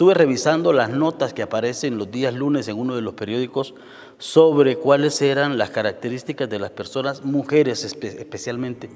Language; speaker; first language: Spanish; native; Spanish